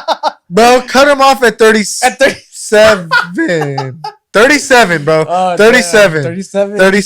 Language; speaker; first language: English; native; English